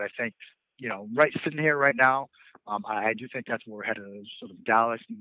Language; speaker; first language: English; native; English